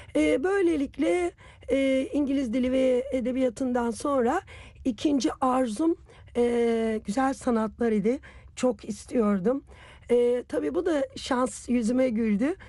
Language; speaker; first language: Turkish; native; Turkish